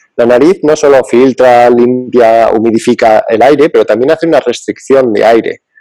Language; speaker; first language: Spanish; early bilingual, other home language; English